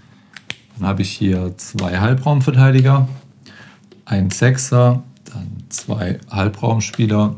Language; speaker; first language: German; native; German